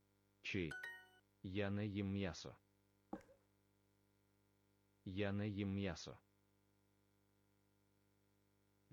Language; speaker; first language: Ukrainian; non-native, learner; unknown